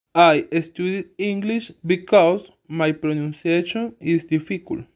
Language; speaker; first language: English; non-native, learner; Spanish